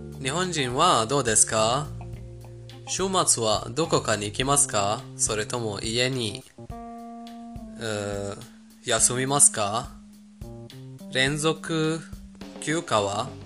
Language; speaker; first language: Japanese; non-native, fluent; Persian